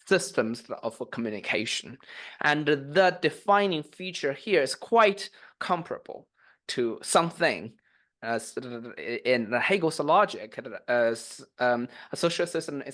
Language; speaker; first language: English; non-native, fluent; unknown